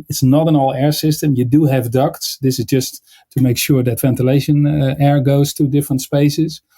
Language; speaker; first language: English; non-native, fluent; Dutch